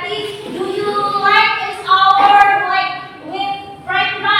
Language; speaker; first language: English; non-native, learner; Indonesian